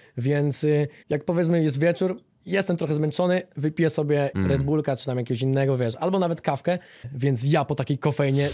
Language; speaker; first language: Polish; native; Polish